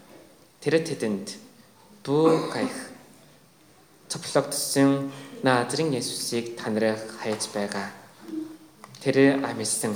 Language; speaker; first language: Mongolian; non-native, fluent; Korean